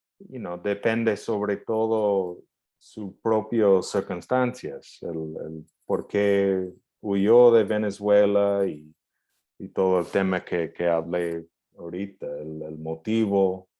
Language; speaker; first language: Spanish; non-native, fluent; English